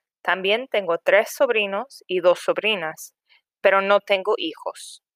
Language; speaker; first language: Spanish; non-native, fluent; English